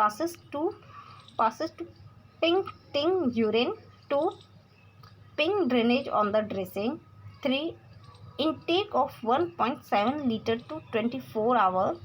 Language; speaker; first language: English; non-native, local second language; Hindi